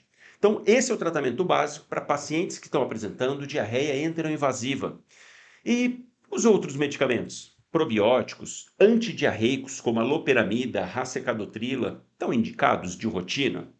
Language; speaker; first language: Portuguese; native; Portuguese